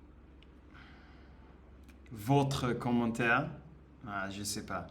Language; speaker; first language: French; non-native, learner; English